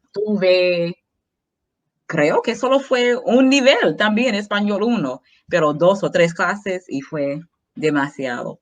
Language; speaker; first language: Spanish; non-native, fluent; English